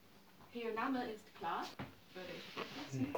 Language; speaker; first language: German; non-native, learner; Chinese